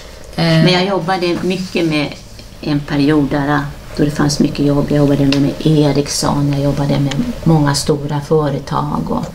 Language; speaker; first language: Swedish; native; Swedish